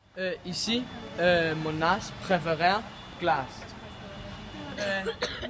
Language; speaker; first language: French; non-native, learner; Danish